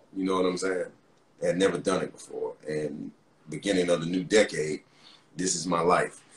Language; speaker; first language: English; native; English